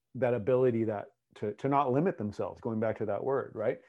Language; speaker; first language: English; native; English